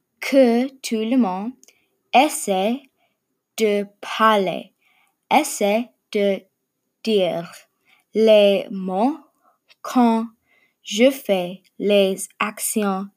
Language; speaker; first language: French; non-native, learner; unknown